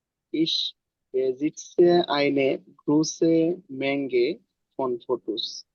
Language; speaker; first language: German; non-native, learner; Bangla